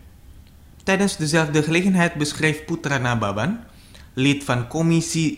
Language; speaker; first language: Dutch; non-native, fluent; Indonesian